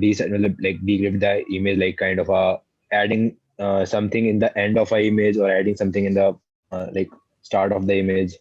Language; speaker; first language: English; non-native, local second language; Hindi